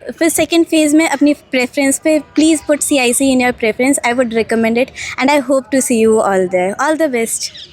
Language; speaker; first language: Hindi; native; Hindi